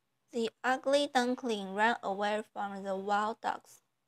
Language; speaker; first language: English; non-native, fluent; Chinese